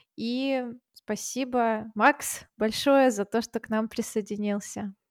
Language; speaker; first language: Russian; native; Russian